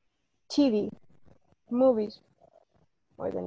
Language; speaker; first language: English; non-native, learner; Spanish